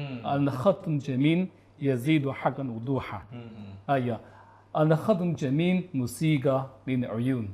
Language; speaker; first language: Arabic; non-native, learner; Chinese